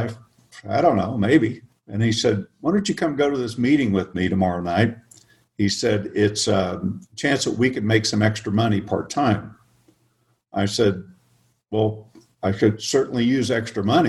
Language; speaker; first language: English; native; English